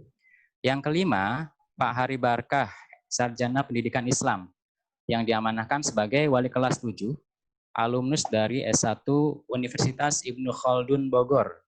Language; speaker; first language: Indonesian; native; Indonesian